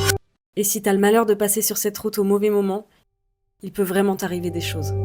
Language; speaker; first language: French; native; French